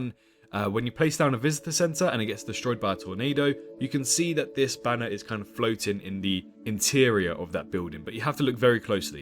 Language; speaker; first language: English; native; English